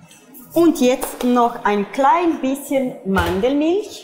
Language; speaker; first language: German; non-native, fluent; Italian